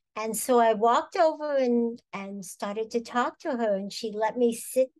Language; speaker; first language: English; native; English